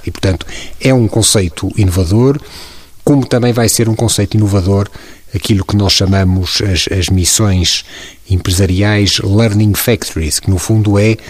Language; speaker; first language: Portuguese; native; Portuguese